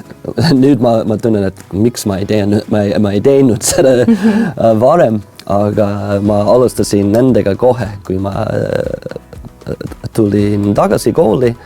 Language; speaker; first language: Estonian; non-native, fluent; English